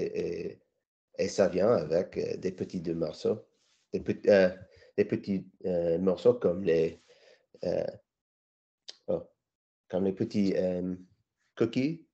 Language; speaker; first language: French; non-native, learner; English